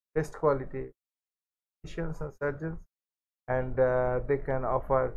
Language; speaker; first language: English; non-native, local second language; Bangla